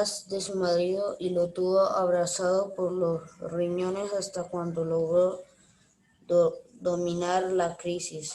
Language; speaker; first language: Spanish; native; Spanish